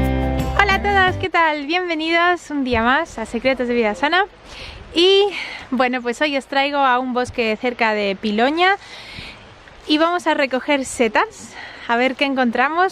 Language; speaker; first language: Spanish; native; Spanish